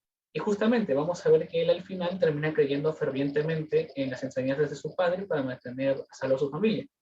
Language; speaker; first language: Spanish; native; Spanish